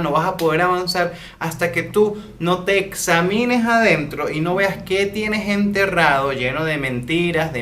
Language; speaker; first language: Spanish; native; Spanish